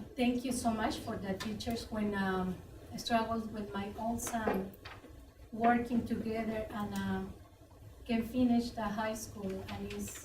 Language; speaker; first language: English; non-native, learner; Spanish